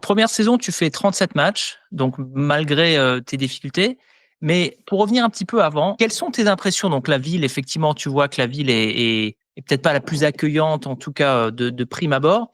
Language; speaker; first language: French; native; French